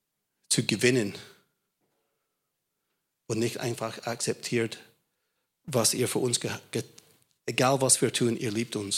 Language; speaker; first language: German; non-native, fluent; English